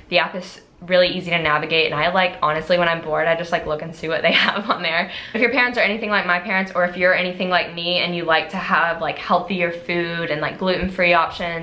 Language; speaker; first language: English; native; English